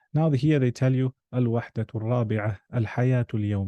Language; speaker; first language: Arabic; non-native, fluent; English